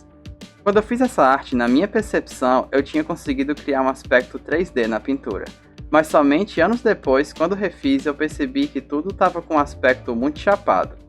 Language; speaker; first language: Portuguese; native; Portuguese